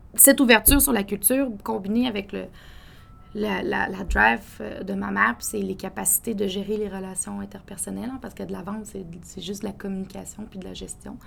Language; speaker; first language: French; native; French